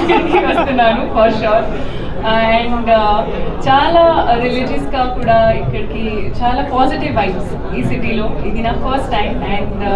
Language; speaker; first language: Telugu; non-native, learner; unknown